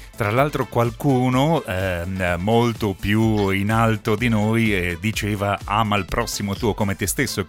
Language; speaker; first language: Italian; native; Italian